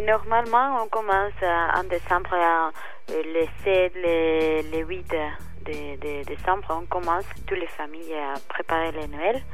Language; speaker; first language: French; non-native, fluent; Spanish